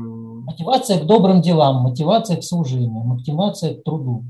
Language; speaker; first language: Russian; native; Russian